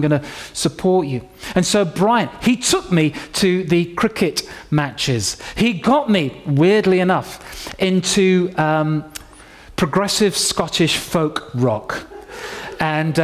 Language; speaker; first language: English; native; English